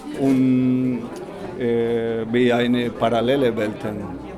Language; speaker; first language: German; non-native, learner; Spanish